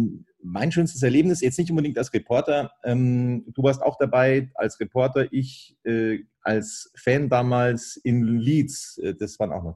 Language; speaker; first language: German; native; German